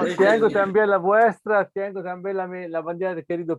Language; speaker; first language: Spanish; non-native, fluent; Italian